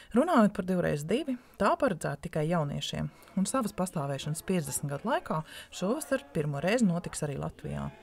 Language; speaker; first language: Latvian; native; Latvian